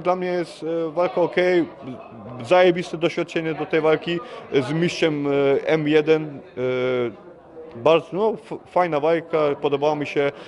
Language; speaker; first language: Polish; early bilingual, heritage; Polish